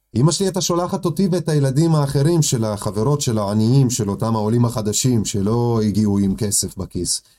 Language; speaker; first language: Hebrew; early bilingual, other home language; Russian